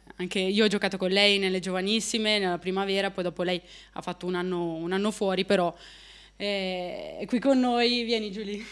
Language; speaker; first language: Italian; native; Italian